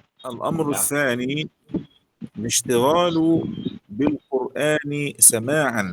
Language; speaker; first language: Arabic; native; Arabic